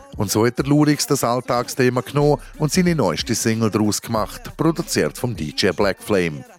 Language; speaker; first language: German; native; German